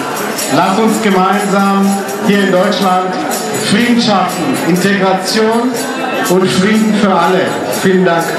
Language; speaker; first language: German; non-native, fluent; Korean